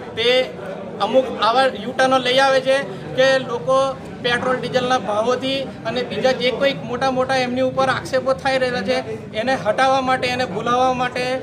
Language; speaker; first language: Gujarati; native; Gujarati